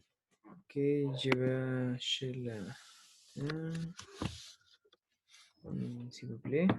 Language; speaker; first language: French; non-native, learner; Spanish